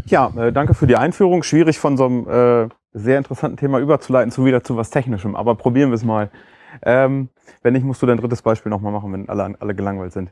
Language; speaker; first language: German; native; German